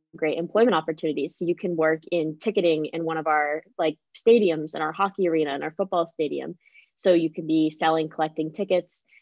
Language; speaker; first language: English; native; English